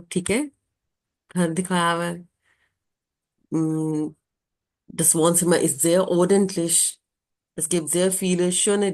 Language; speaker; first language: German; non-native, fluent; Urdu